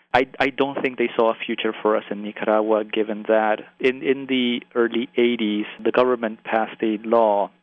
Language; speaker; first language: English; early bilingual, other home language; Spanish